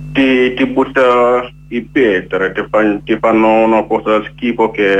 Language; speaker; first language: Italian; non-native, learner; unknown